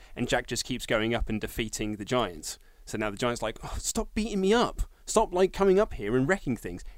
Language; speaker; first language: English; native; English